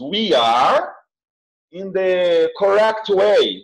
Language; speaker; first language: English; non-native, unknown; Portuguese